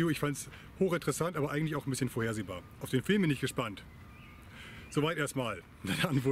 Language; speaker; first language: German; native; German